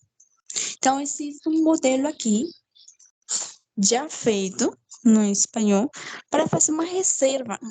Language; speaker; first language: Portuguese; non-native, fluent; Spanish